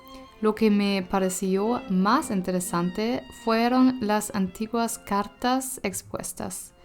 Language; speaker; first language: Spanish; non-native, fluent; German